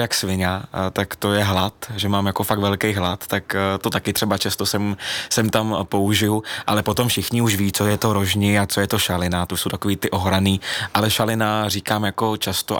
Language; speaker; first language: Czech; native; Czech